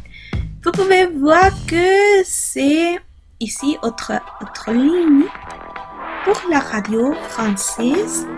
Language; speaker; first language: French; non-native, learner; Spanish